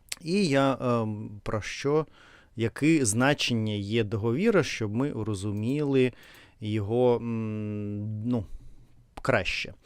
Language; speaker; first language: Ukrainian; non-native, learner; Russian